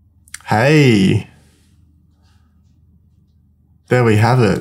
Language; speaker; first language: English; native; English